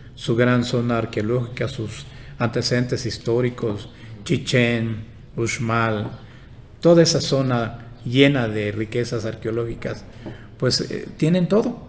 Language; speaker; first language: Spanish; non-native, local second language; Yucateco